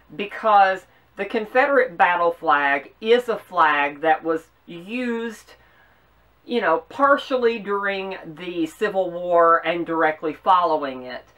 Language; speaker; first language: English; native; English